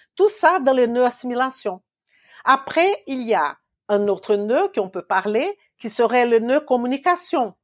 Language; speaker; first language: French; non-native, fluent; Portuguese